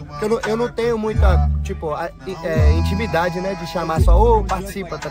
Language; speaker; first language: Portuguese; native; Portuguese